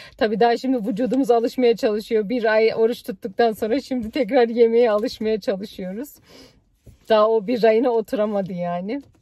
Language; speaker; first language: Turkish; early bilingual, heritage; Turkish